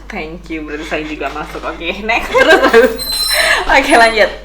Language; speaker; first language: Indonesian; native; Indonesian